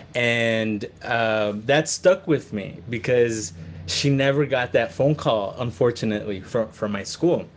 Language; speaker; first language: English; early bilingual, other home language; Spanish